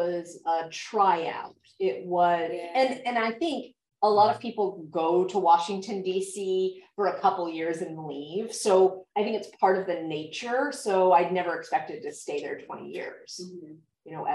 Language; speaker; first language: English; native; English